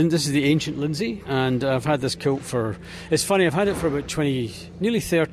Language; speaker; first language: English; native; English